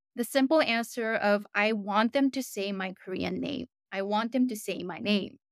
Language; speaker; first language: English; early bilingual, other home language; Korean